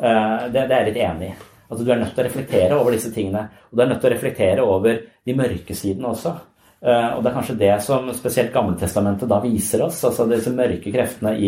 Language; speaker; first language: Norwegian; native; Norwegian